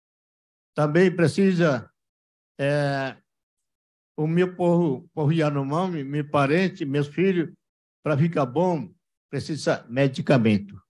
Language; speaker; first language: Portuguese; non-native, local second language; Yanomámi